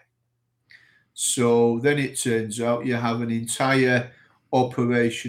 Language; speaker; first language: English; native; English